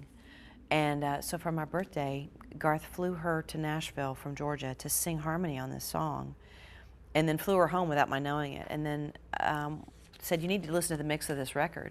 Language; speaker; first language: English; native; English